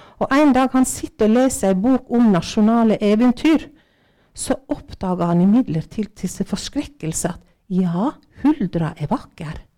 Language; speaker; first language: Norwegian; native; Norwegian